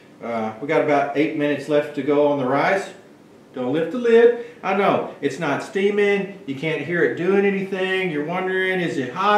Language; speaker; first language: English; native; English